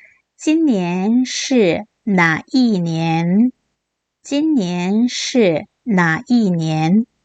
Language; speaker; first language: Chinese; non-native, fluent; Korean